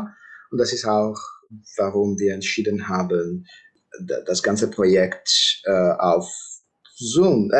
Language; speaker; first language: German; non-native, fluent; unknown